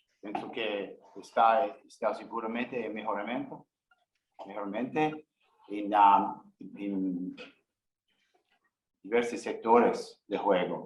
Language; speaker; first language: Spanish; non-native, learner; English